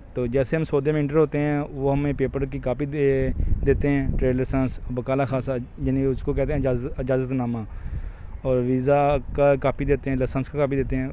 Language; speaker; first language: Urdu; non-native, local second language; Punjabi